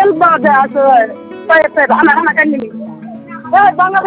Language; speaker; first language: Arabic; non-native, learner; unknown